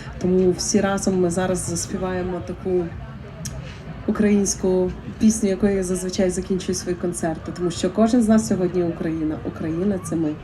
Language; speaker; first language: Ukrainian; native; Ukrainian